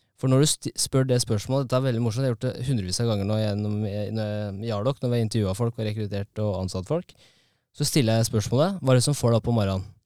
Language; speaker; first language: Norwegian; native; Norwegian